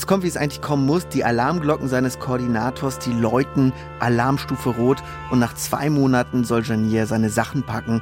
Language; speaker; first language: German; native; German